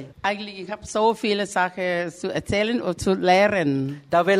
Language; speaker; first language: German; non-native, learner; Thai